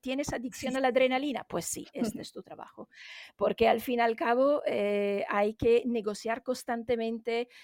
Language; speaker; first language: Spanish; non-native, fluent; Italian